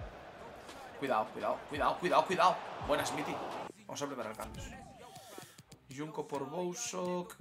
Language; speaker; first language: Spanish; native; Spanish